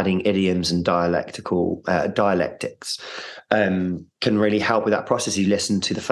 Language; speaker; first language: English; native; English